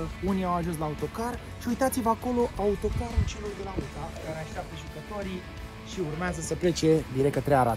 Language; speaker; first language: Romanian; native; Romanian